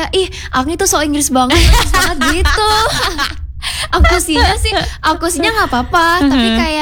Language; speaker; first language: Indonesian; non-native, local second language; English